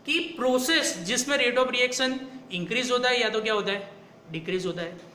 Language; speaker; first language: Hindi; non-native, local second language; Gujarati